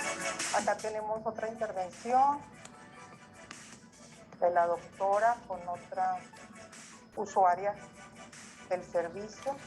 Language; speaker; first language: Spanish; native; Spanish